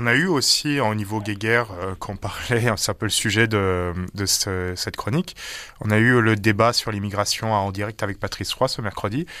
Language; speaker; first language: French; native; French